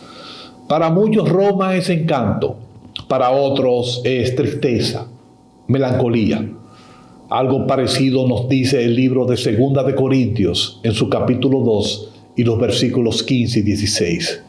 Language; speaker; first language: Spanish; native; Spanish